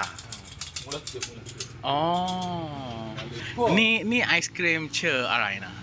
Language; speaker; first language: Thai; non-native, learner; Malay